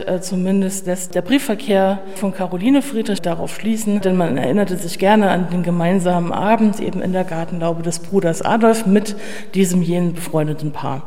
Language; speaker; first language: German; native; German